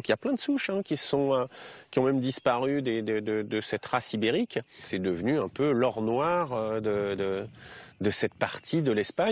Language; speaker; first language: French; native; French